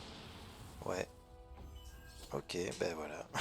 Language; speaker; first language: French; native; French